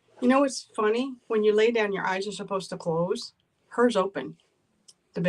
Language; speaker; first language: English; native; English